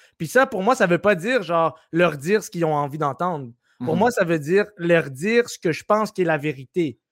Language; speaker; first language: French; early bilingual, other home language; Arabic